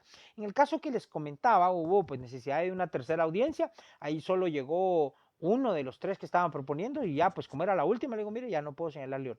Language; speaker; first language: Spanish; native; Spanish